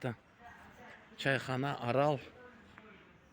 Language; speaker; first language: Russian; non-native, local second language; Uzbek